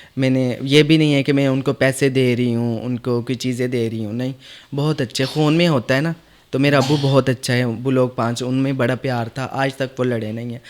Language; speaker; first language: Urdu; non-native, local second language; Punjabi